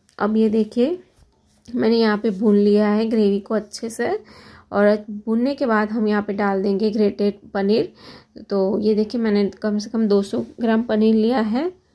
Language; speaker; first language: Hindi; non-native, local second language; Gujarati